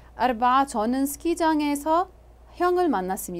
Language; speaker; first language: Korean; non-native, fluent; Arabic